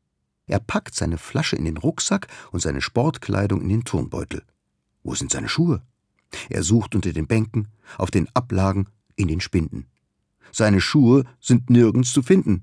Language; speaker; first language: German; native; German